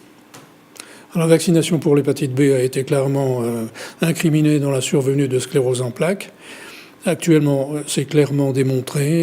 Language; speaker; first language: French; native; French